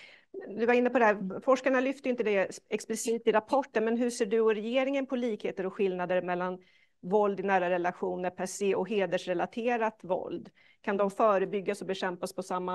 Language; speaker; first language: Swedish; native; Swedish